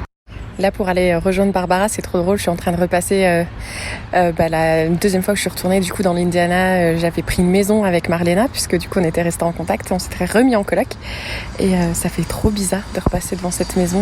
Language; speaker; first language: French; native; French